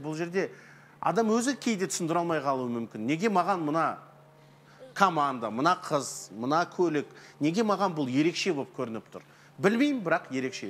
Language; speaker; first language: Kazakh; native; Kazakh